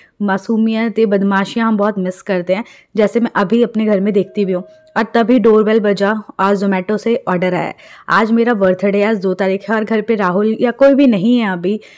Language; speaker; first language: Hindi; native; Hindi